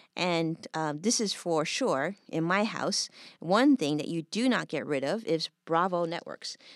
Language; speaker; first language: English; native; English